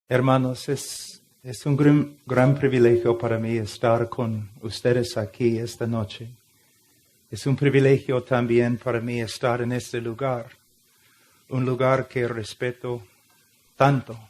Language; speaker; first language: Spanish; non-native, fluent; English